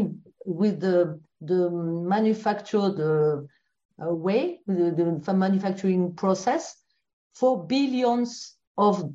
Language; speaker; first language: English; non-native, fluent; French